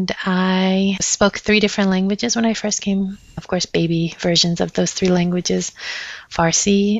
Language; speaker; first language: English; early bilingual, other home language; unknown